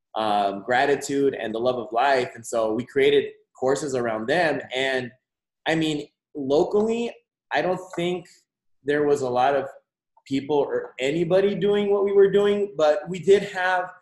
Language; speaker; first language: English; native; English